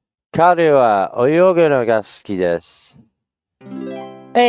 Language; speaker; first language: Japanese; non-native, learner; English